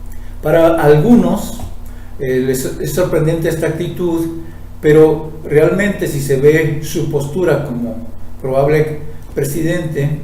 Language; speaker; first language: Spanish; native; Spanish